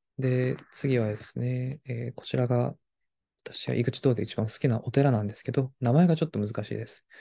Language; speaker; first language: Japanese; non-native, fluent; Korean